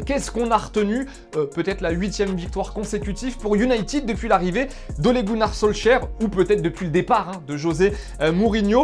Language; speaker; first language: French; native; French